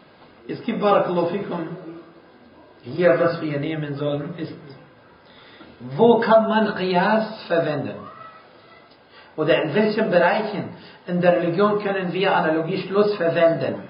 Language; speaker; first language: German; non-native, fluent; Arabic